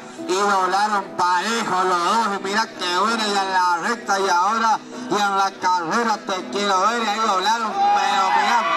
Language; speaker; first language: Spanish; native; Spanish